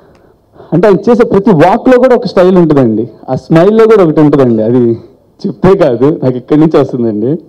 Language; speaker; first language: Telugu; native; Telugu